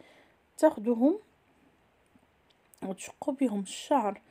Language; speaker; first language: Arabic; native; Arabic